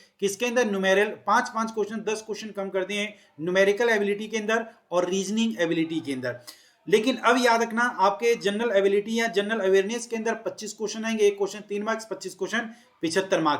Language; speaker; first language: Hindi; native; Hindi